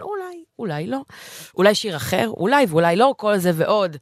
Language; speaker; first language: Hebrew; native; Hebrew